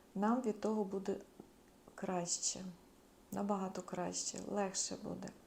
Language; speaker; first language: Ukrainian; non-native, local second language; Russian